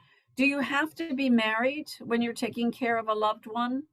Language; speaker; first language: English; native; English